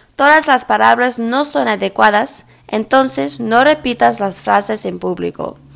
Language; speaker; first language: Spanish; early bilingual, heritage; English